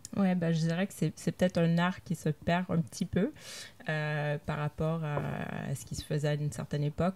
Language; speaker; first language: French; native; French